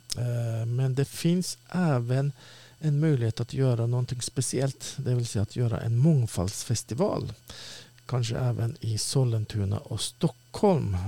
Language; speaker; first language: Swedish; native; Swedish